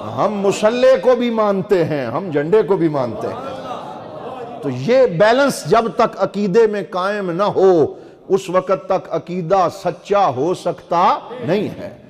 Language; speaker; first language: Urdu; non-native, local second language; Punjabi